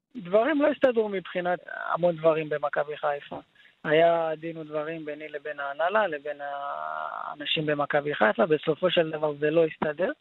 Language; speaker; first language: Hebrew; native; Hebrew